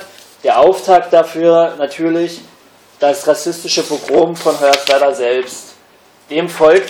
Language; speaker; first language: German; native; German